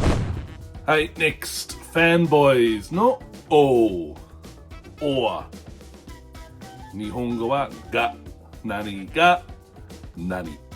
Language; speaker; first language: Japanese; non-native, fluent; English